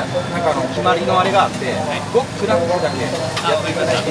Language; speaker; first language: Japanese; native; Japanese